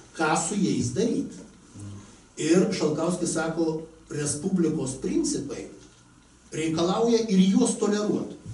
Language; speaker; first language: Lithuanian; native; Lithuanian